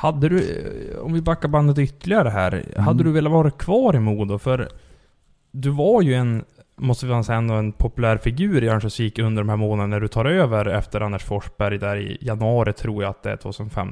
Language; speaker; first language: Swedish; native; Swedish